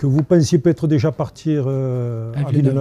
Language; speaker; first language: French; native; French